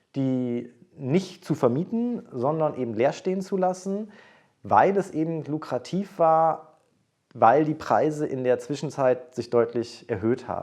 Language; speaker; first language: German; native; German